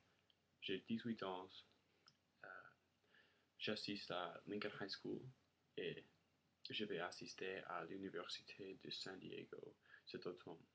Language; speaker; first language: French; non-native, learner; English